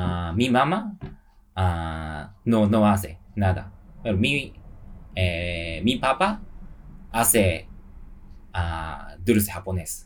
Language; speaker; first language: Spanish; non-native, learner; Japanese